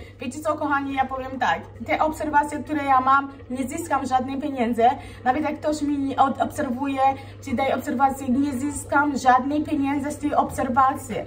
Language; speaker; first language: Polish; non-native, fluent; Swahili